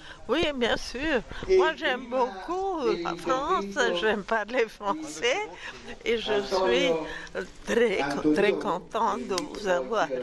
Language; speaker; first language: French; non-native, fluent; Italian